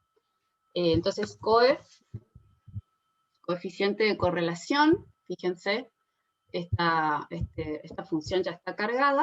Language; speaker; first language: Spanish; native; Spanish